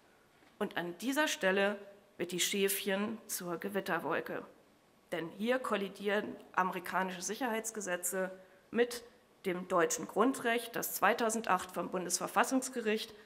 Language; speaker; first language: German; native; German